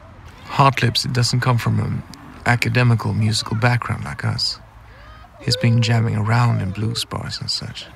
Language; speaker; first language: English; non-native, fluent; Swedish